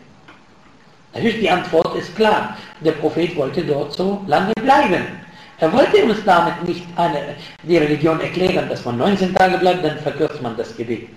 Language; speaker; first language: German; non-native, fluent; Arabic